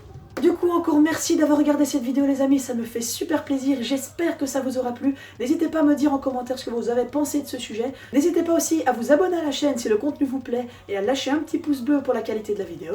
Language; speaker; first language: French; native; French